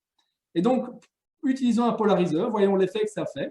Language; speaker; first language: French; native; French